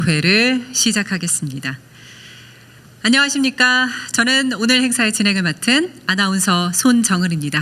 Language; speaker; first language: Korean; native; Korean